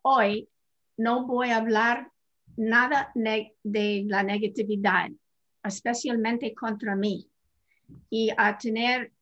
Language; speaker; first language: Spanish; non-native, fluent; English